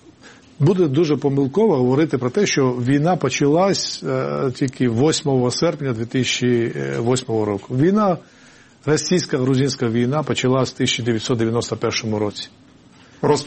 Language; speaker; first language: Ukrainian; non-native, fluent; Georgian